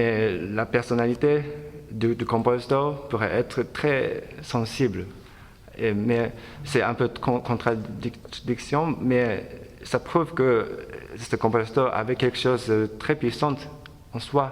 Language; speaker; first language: French; non-native, fluent; Japanese